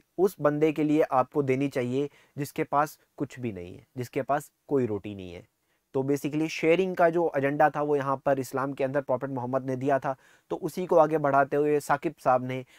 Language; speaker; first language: Hindi; non-native, local second language; Punjabi